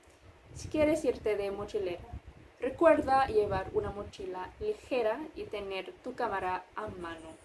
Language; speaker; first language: Spanish; non-native, fluent; English